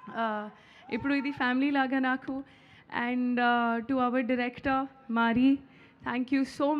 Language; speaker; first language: Telugu; non-native, learner; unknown